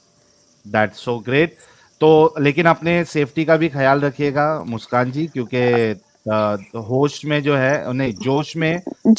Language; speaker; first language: Hindi; native; Hindi